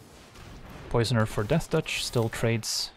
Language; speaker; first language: English; native; English